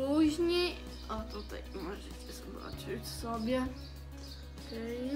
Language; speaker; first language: Polish; early bilingual, heritage; Polish